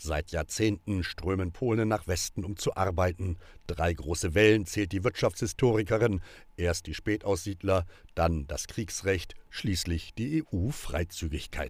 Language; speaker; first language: German; native; German